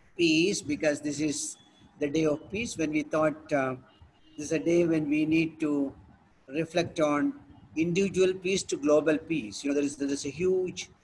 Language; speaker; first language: English; non-native, local second language; Hindi